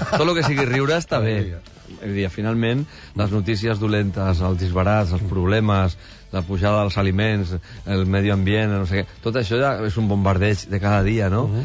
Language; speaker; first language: Catalan; non-native, local second language; Spanish